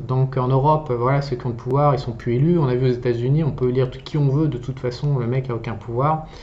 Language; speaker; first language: French; native; French